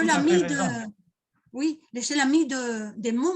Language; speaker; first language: French; non-native, fluent; Spanish